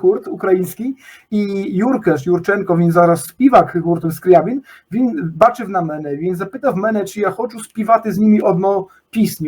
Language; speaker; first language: Polish; non-native, learner; Ukrainian